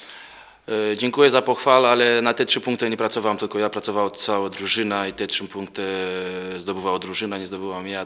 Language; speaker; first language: Polish; non-native, learner; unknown